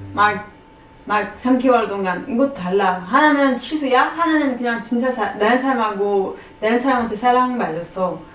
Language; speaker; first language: Korean; non-native, fluent; French